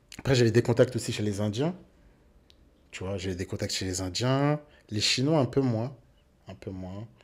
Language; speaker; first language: French; early bilingual, other home language; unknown